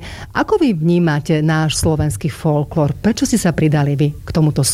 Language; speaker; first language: Slovak; native; Slovak